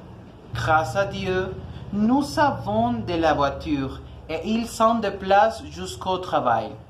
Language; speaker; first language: French; non-native, learner; Spanish